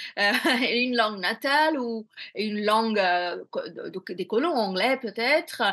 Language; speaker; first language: French; non-native, fluent; Bangla